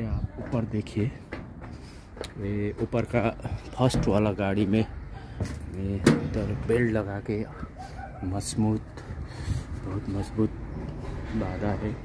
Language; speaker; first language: Hindi; non-native, learner; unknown